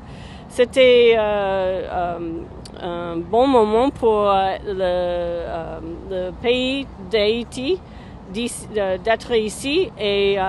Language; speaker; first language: French; non-native, fluent; English